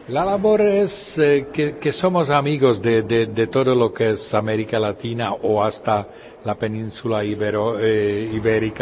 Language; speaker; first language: Spanish; non-native, fluent; Czech